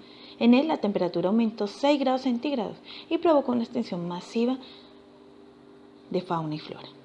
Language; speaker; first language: Spanish; native; Spanish